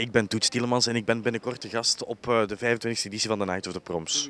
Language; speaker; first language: Dutch; native; Dutch